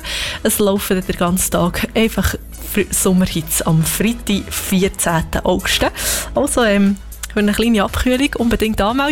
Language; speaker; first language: German; native; German